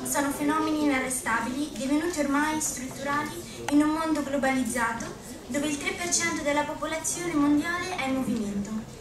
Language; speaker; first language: Italian; early bilingual, other home language; Arabic